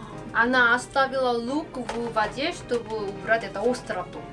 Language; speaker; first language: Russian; non-native, fluent; Korean